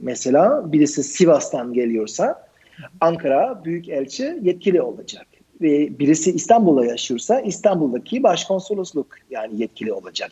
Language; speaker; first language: Turkish; non-native, fluent; German